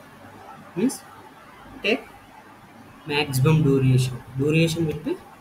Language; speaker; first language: English; non-native, learner; Telugu